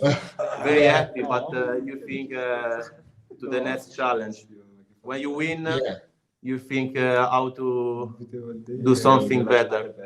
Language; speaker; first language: English; non-native, learner; Italian